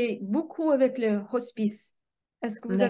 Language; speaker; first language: French; non-native, fluent; English